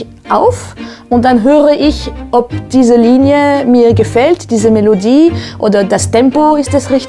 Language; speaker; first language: German; non-native, fluent; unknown